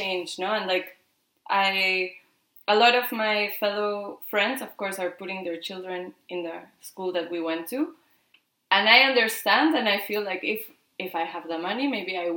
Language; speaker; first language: English; non-native, fluent; Spanish